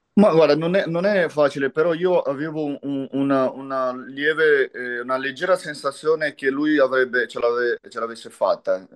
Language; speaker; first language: Italian; non-native, fluent; Portuguese